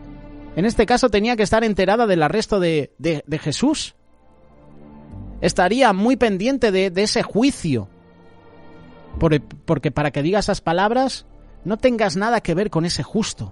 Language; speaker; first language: Spanish; native; Spanish